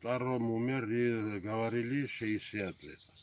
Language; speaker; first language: Russian; non-native, local second language; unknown